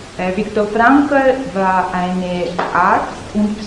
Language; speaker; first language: German; non-native, learner; Portuguese